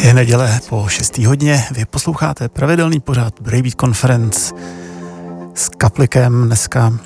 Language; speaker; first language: Czech; native; Czech